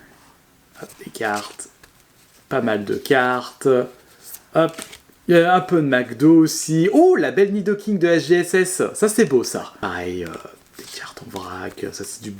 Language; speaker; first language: French; native; French